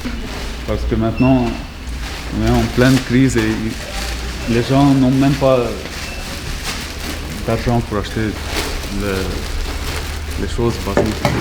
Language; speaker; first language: French; non-native, local second language; Arabic